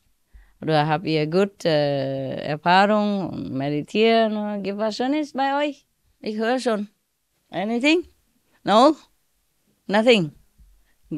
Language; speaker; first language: German; non-native, learner; Vietnamese